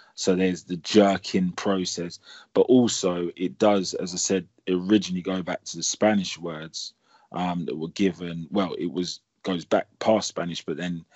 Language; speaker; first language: English; native; English